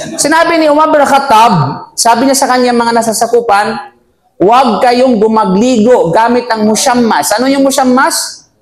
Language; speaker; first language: Filipino; non-native, local second language; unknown